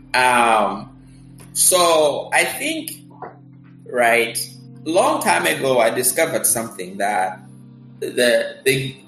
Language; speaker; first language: English; early bilingual, other home language; Kinyarwanda